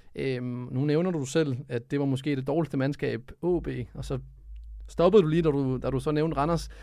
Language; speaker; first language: Danish; early bilingual, other home language; Serbian